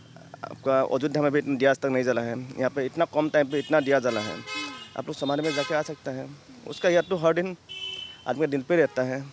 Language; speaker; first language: Hindi; non-native, local second language; Assamese